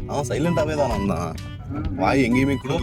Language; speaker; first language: Tamil; native; Tamil